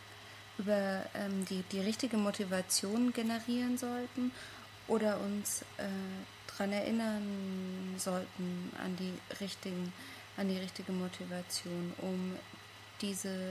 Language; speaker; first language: German; non-native, fluent; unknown